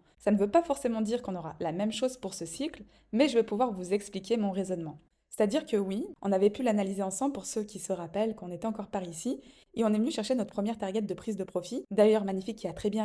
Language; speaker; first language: French; native; French